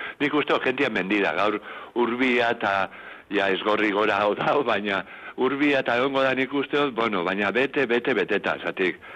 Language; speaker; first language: Basque; native; Basque